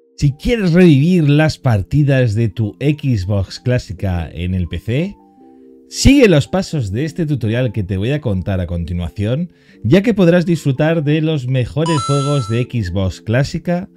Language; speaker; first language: Spanish; native; Spanish